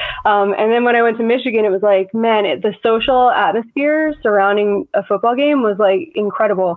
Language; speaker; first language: English; native; English